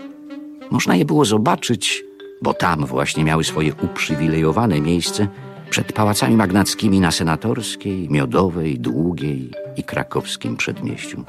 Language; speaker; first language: Polish; native; Polish